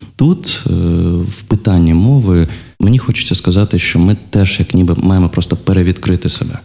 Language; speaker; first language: Ukrainian; non-native, local second language; Russian